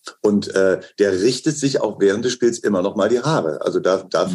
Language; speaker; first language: German; native; German